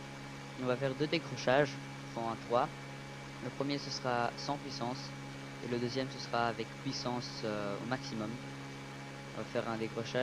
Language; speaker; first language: French; native; French